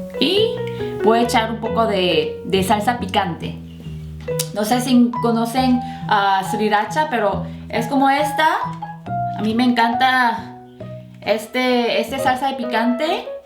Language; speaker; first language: Spanish; non-native, fluent; Korean